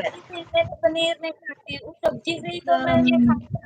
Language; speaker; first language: Hindi; non-native, local second language; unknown